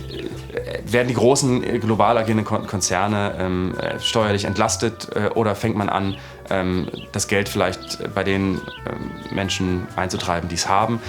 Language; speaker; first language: German; native; German